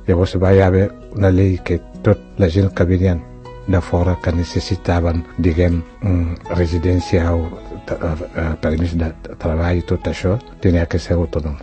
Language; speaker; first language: Catalan; non-native, fluent; Wolof